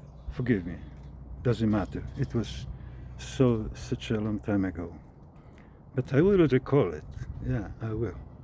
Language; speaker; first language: English; non-native, fluent; Polish